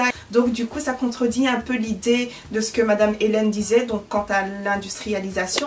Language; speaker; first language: French; early bilingual, other home language; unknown